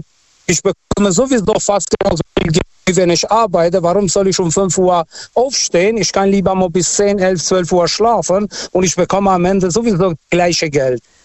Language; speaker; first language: German; non-native, fluent; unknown